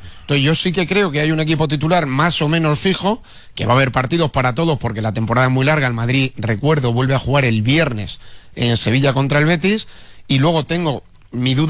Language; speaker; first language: Spanish; native; Spanish